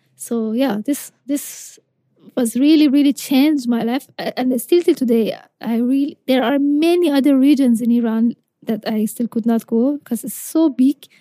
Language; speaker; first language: English; non-native, fluent; Persian